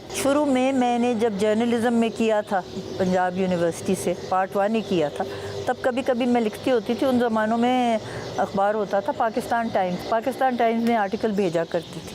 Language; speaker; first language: Urdu; non-native, local second language; Punjabi